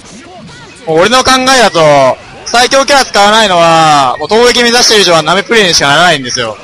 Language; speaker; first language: Japanese; native; Japanese